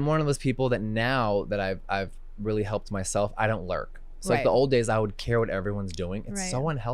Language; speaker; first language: English; native; English